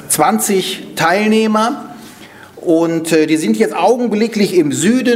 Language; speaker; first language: German; native; German